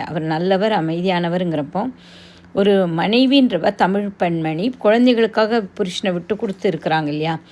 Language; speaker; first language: Tamil; non-native, local second language; Telugu